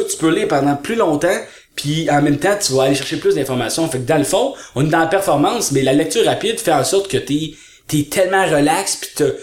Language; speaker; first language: French; native; French